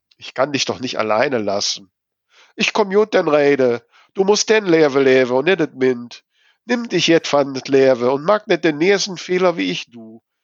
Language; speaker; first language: German; native; German